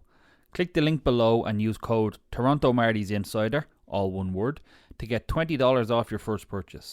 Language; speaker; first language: English; native; English